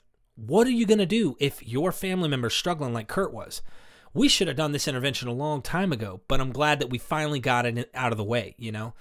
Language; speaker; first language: English; native; English